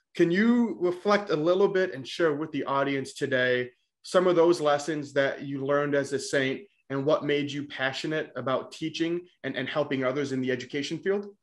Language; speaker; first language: English; native; English